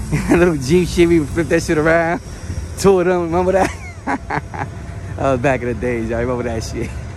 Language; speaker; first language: English; early bilingual, other home language; Spanish